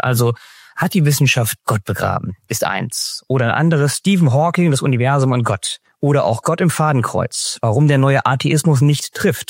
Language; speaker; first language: German; native; German